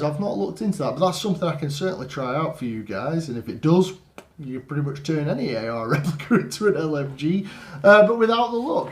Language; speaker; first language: English; native; English